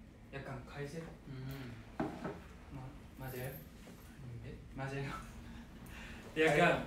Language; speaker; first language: Korean; non-native, fluent; Japanese